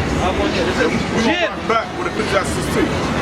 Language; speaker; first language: English; native; English